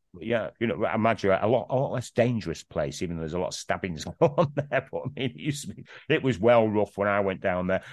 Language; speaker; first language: English; native; English